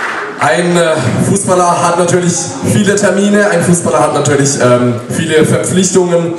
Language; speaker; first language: German; native; German